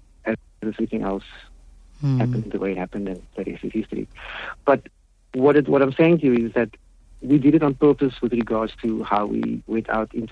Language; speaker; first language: English; native; English